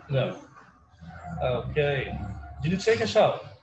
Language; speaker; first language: English; non-native, fluent; Portuguese